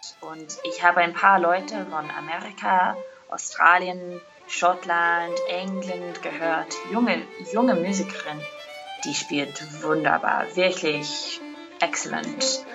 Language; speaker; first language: German; non-native, learner; English